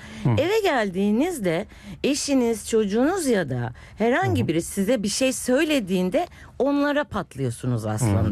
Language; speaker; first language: Turkish; native; Turkish